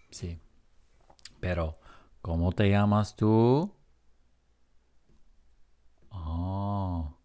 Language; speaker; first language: Spanish; non-native, fluent; English